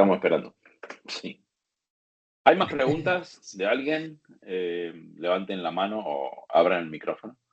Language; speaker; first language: Spanish; native; Spanish